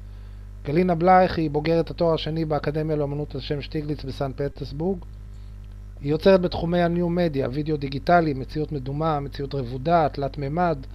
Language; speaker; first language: Hebrew; native; Hebrew